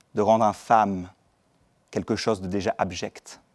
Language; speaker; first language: French; native; French